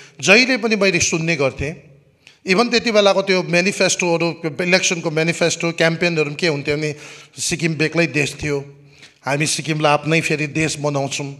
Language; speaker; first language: Nepali; native; Nepali